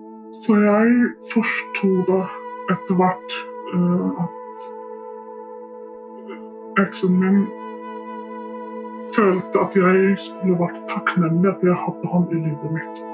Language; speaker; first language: Norwegian; non-native, fluent; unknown